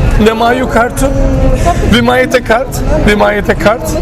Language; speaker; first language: Ukrainian; non-native, learner; Turkish